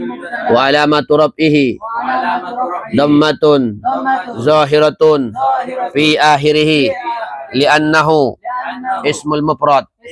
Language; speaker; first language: Arabic; non-native, fluent; Indonesian